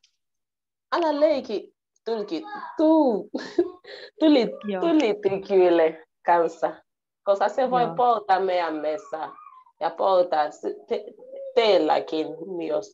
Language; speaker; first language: Finnish; non-native, learner; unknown